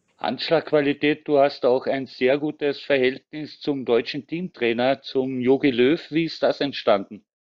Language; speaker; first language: German; native; German